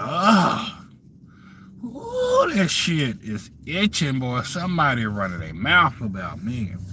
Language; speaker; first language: English; native; English